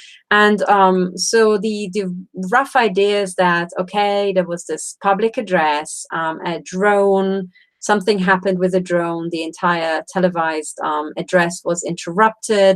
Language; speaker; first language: English; non-native, fluent; Romanian